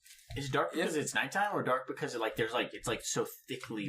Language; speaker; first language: English; native; English